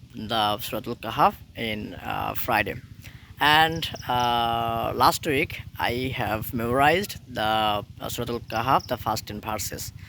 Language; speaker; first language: English; non-native, local second language; Bangla